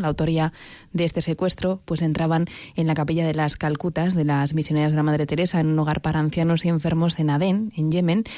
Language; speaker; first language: Spanish; native; Spanish